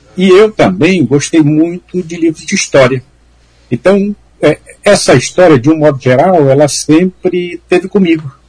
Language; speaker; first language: Portuguese; native; Portuguese